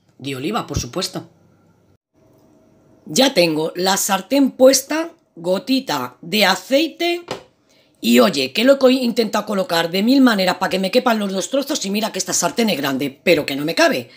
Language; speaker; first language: Spanish; native; Spanish